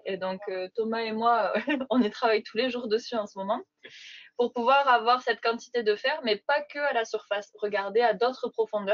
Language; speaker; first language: French; native; French